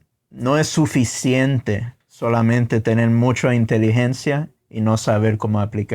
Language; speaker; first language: Spanish; non-native, fluent; English